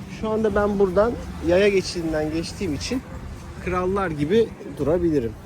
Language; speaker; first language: Turkish; native; Turkish